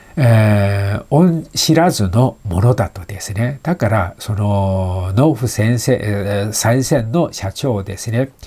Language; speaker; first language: Japanese; non-native, fluent; Chinese